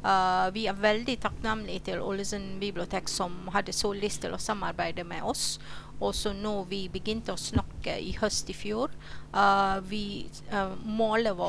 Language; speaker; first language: Norwegian; non-native, fluent; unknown